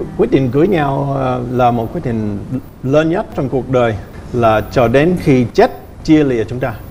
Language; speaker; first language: Vietnamese; non-native, fluent; English